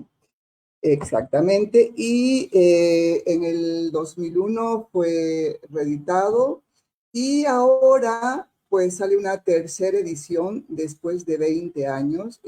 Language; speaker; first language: Spanish; native; Spanish